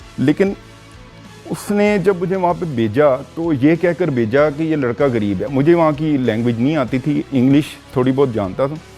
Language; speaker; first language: Urdu; non-native, local second language; Punjabi